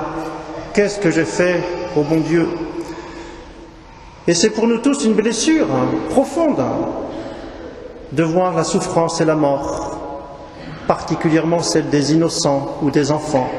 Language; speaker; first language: French; native; French